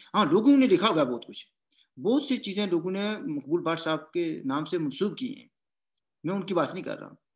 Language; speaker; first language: Urdu; non-native, local second language; Pahari-Potwari